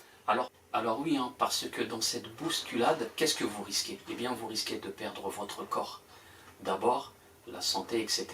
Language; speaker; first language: French; native; French